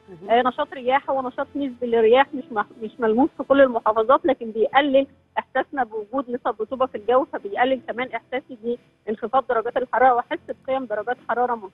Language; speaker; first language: Arabic; native; Arabic